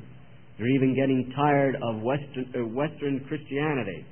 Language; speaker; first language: English; native; English